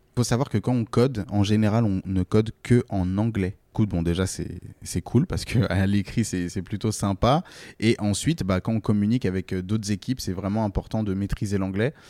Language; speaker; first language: French; native; French